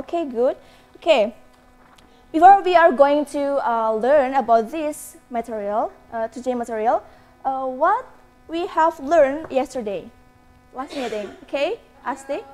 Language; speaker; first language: English; non-native, learner; Indonesian